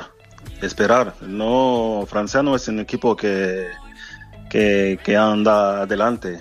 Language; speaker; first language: Spanish; non-native, fluent; French